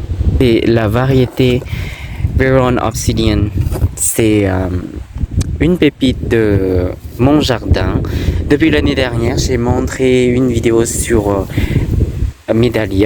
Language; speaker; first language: French; non-native, fluent; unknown